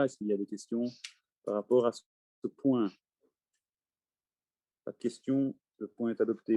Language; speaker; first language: French; native; French